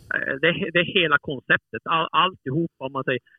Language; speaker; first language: Swedish; native; Swedish